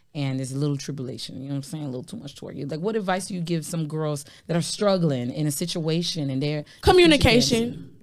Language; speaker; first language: English; native; English